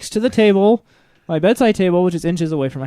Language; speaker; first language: English; native; English